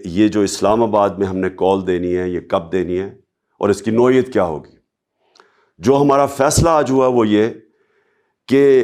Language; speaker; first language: Urdu; native; Urdu